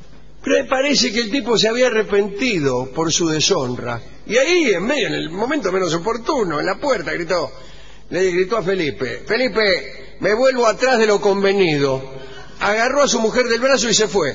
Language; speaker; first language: Spanish; native; Spanish